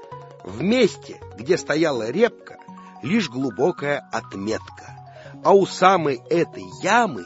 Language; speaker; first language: Russian; native; Russian